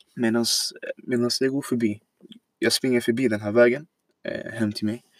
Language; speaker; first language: Swedish; non-native, fluent; Arabic